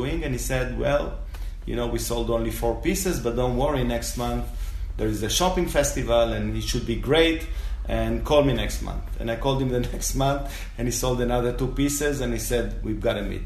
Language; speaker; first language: English; non-native, fluent; Spanish